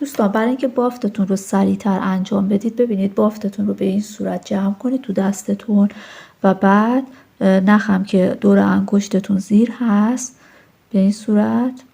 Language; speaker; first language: Persian; native; Persian